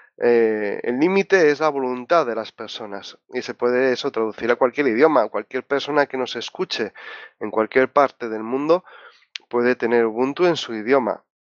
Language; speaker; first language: Spanish; native; Spanish